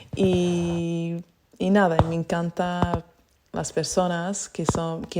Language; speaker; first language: Spanish; early bilingual, other home language; English